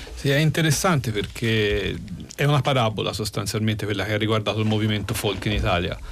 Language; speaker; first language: Italian; native; Italian